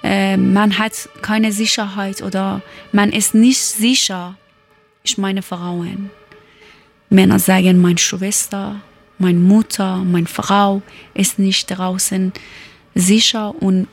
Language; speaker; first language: German; non-native, learner; Persian